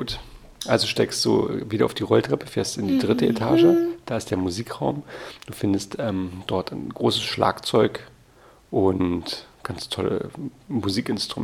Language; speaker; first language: German; native; German